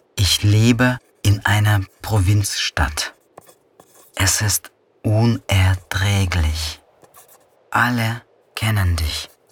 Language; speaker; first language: German; non-native, fluent; Russian